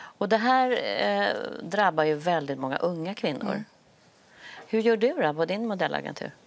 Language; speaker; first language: Swedish; native; Swedish